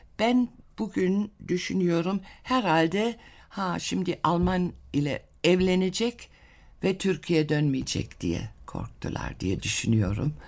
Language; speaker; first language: Turkish; non-native, fluent; German